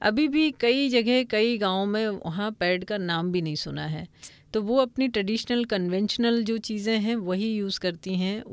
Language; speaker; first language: Hindi; non-native, local second language; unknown